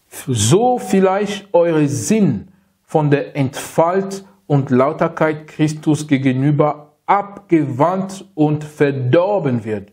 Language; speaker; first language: German; non-native, fluent; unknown